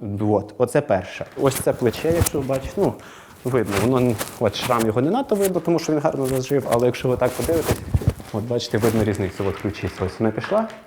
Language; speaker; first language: Ukrainian; non-native, local second language; Russian